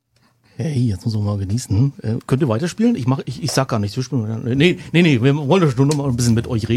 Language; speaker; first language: German; native; German